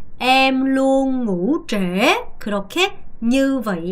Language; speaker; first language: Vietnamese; non-native, fluent; Korean